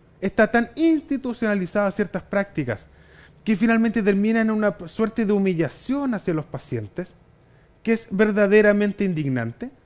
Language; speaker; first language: Spanish; native; Spanish